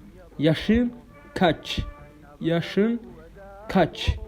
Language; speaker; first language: Turkish; non-native, fluent; Somali